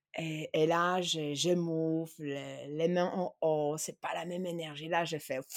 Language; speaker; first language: French; non-native, fluent; Polish